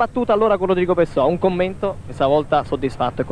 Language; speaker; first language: Italian; native; Italian